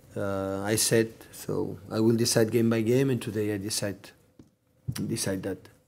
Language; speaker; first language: English; non-native, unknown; Catalan